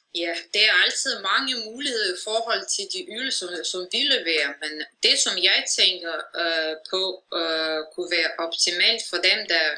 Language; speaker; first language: Danish; non-native, fluent; Russian